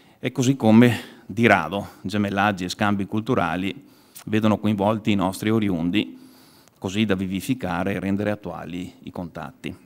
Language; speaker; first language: Italian; native; Italian